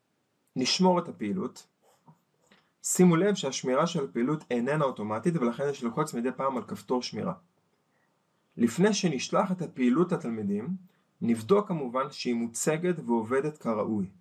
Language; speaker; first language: Hebrew; native; Hebrew